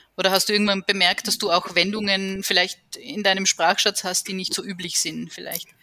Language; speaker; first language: German; native; German